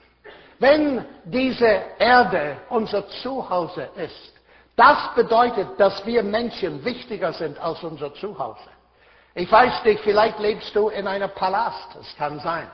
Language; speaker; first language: German; non-native, fluent; English